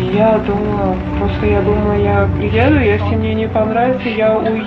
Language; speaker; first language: Russian; non-native, learner; Uzbek